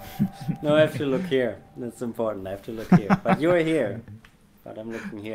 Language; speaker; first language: English; non-native, fluent; German